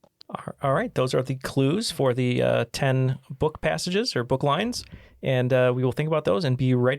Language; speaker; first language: English; native; English